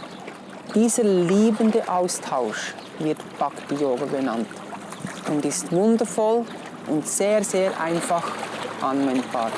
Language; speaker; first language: German; non-native, fluent; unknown